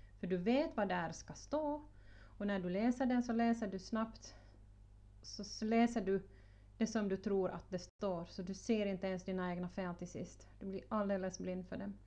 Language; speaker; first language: Swedish; native; Swedish